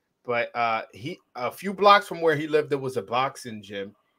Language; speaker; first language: English; early bilingual, other home language; Spanish